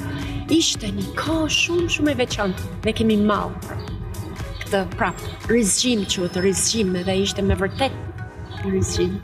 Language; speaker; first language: Albanian; non-native, learner; English